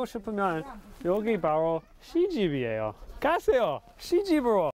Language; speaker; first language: Korean; non-native, fluent; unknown